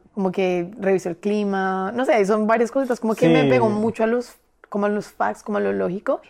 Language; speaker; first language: Spanish; native; Spanish